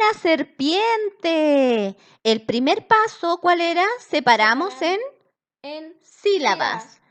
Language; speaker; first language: Spanish; native; Spanish